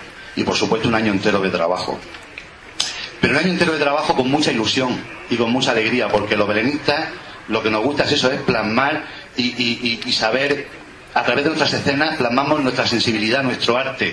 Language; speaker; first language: Spanish; native; Spanish